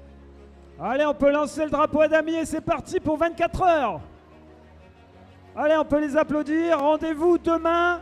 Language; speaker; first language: French; native; French